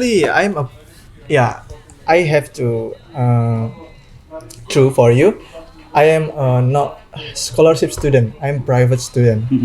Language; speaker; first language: English; non-native, learner; Indonesian